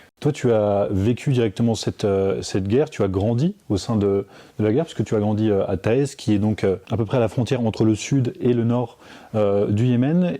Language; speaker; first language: French; native; French